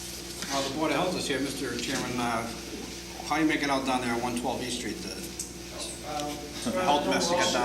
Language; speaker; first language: English; native; English